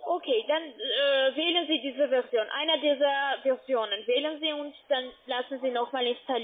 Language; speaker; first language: German; non-native, learner; Russian